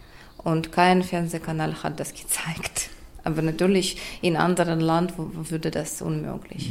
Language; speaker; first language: German; non-native, fluent; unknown